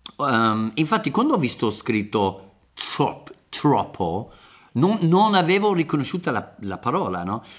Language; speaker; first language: Italian; non-native, fluent; English